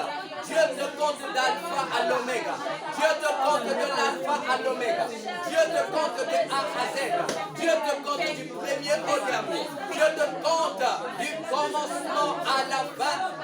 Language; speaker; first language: French; non-native, local second language; Lingala